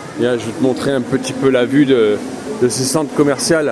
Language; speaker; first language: French; native; French